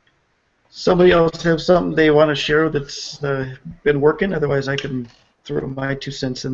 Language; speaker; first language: English; native; English